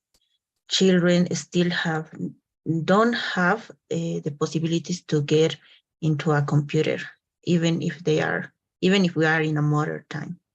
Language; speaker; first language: English; non-native, fluent; Spanish